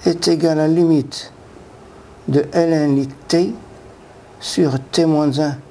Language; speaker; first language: French; non-native, local second language; Arabic